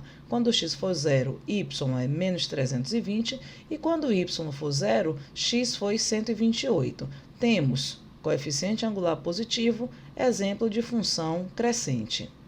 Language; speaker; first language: Portuguese; native; Portuguese